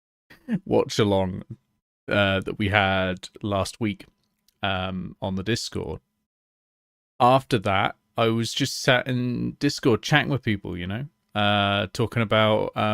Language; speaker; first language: English; native; English